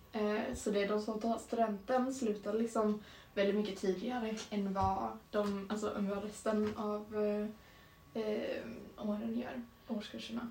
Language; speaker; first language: Swedish; native; Swedish